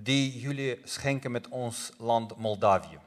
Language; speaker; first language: Dutch; non-native, fluent; Russian